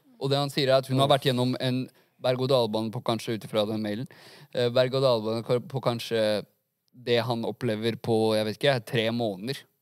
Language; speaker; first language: Norwegian; early bilingual, other home language; Persian